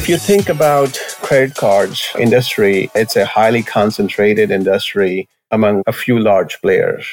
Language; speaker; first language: English; non-native, local second language; Hindi